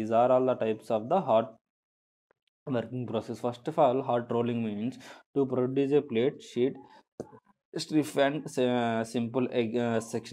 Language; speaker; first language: English; non-native, local second language; Telugu